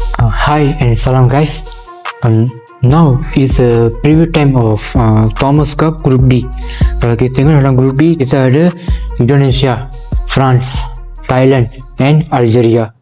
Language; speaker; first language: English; non-native, learner; Malay